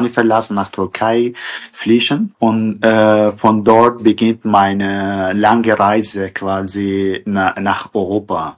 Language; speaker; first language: German; non-native, learner; Kurdish